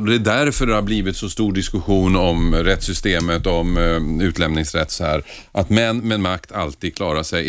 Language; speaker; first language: Swedish; native; Swedish